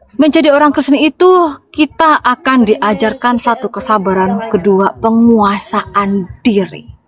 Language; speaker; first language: Indonesian; non-native, local second language; Madurese